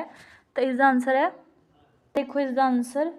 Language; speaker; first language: Hindi; non-native, local second language; Punjabi